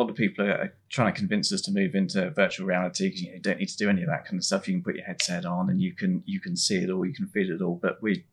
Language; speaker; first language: English; native; English